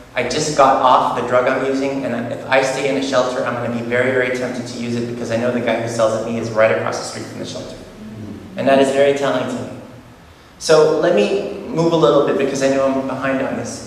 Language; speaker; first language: English; native; English